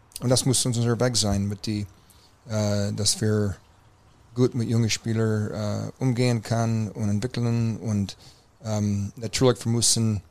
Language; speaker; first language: German; non-native, fluent; English